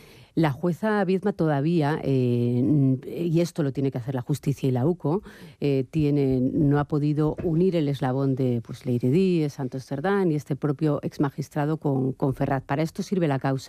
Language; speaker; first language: Spanish; native; Spanish